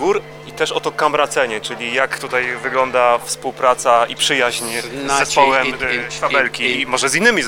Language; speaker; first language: Polish; native; Polish